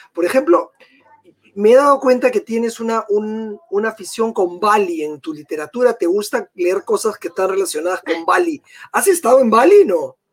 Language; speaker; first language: Spanish; native; Spanish